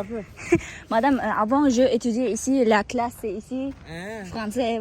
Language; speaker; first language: French; non-native, learner; Kazakh